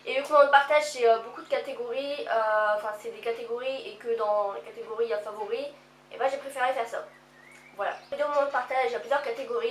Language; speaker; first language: French; native; French